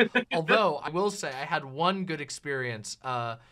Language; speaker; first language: English; native; English